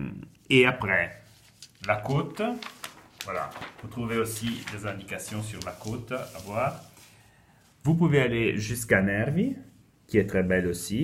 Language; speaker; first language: French; non-native, fluent; Italian